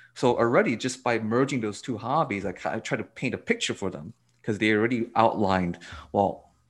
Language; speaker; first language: English; native; English